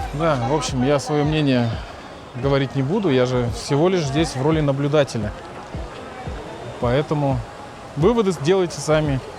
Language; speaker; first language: Russian; native; Russian